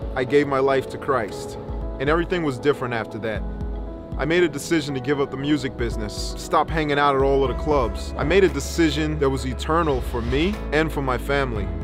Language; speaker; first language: English; native; English